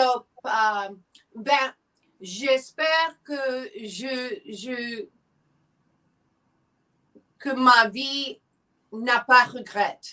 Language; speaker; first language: French; non-native, learner; English